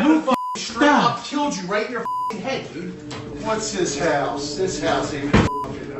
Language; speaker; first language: English; native; English